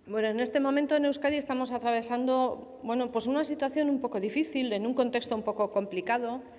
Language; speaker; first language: Spanish; non-native, local second language; Basque